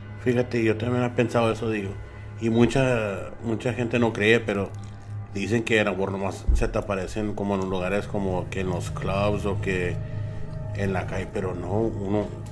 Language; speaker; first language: Spanish; early bilingual, heritage; Spanish